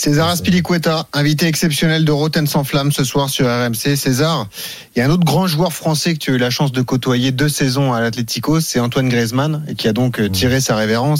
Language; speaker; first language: French; native; French